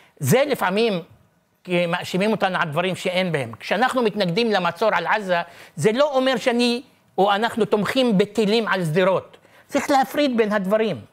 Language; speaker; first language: Hebrew; non-native, local second language; Arabic